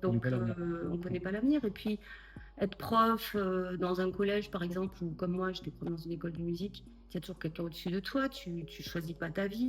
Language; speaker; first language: French; native; French